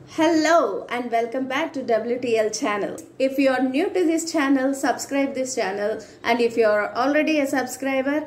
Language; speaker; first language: English; non-native, local second language; Telugu